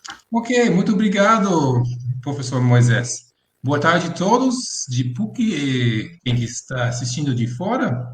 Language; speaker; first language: Portuguese; non-native, fluent; English